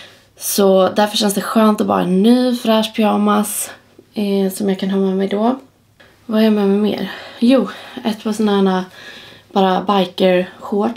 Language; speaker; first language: Swedish; native; Swedish